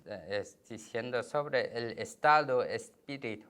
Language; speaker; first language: Spanish; non-native, learner; Korean